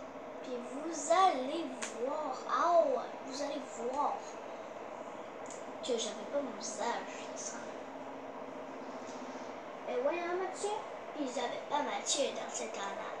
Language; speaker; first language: French; native; French